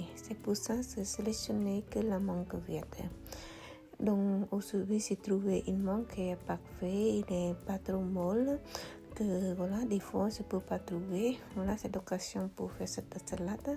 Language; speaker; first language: French; non-native, fluent; Khmer